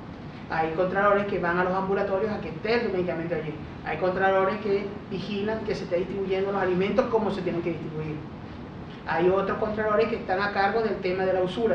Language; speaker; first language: Spanish; native; Spanish